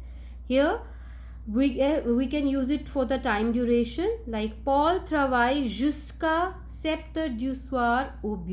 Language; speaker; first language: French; non-native, fluent; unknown